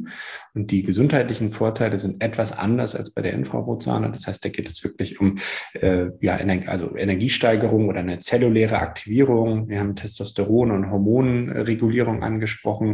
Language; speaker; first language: German; native; German